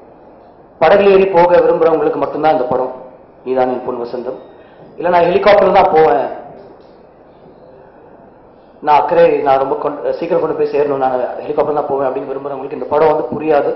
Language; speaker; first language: Tamil; native; Tamil